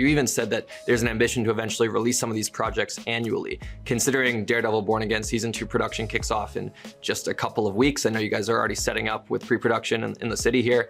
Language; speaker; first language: English; native; English